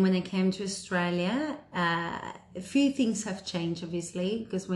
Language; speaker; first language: English; early bilingual, other home language; Spanish